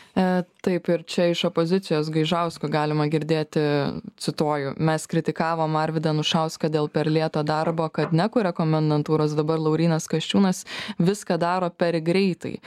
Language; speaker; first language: Lithuanian; native; Lithuanian